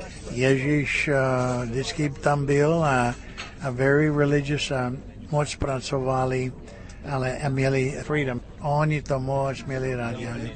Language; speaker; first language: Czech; early bilingual, heritage; Czech